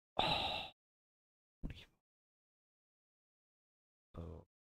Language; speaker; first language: German; native; German